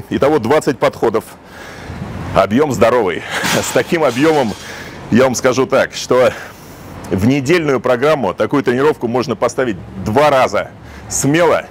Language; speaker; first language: Russian; native; Russian